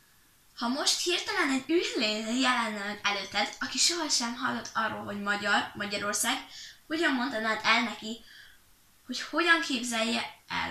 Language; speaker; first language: Hungarian; early bilingual, heritage; Hungarian